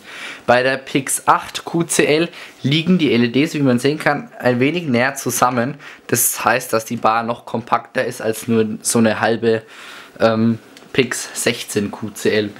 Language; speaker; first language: German; native; German